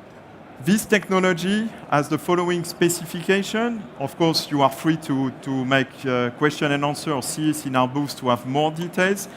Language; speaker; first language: English; non-native, fluent; French